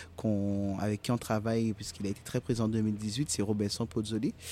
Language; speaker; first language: French; native; French